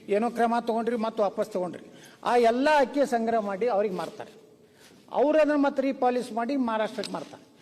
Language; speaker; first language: Kannada; native; Kannada